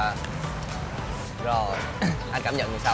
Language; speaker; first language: Vietnamese; native; Vietnamese